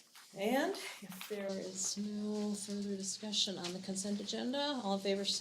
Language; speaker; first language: English; native; English